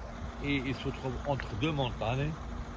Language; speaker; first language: French; non-native, local second language; Arabic